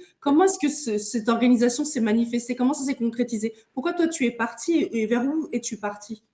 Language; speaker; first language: French; native; French